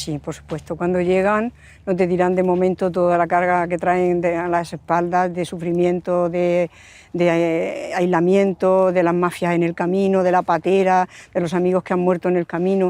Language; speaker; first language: Spanish; non-native, local second language; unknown